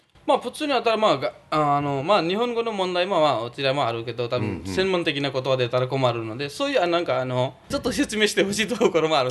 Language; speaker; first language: Japanese; non-native, fluent; Nepali